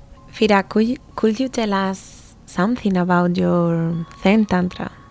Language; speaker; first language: English; non-native, fluent; Spanish